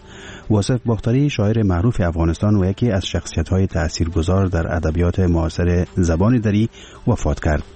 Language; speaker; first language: Persian; native; Persian